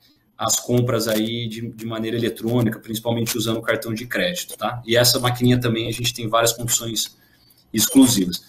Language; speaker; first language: Portuguese; native; Portuguese